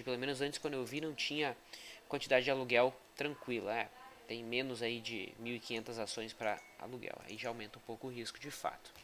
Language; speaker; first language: Portuguese; native; Portuguese